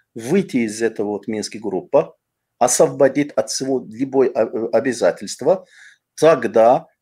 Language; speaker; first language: Russian; non-native, fluent; Azerbaijani